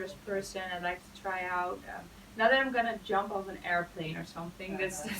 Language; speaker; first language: English; non-native, fluent; Dutch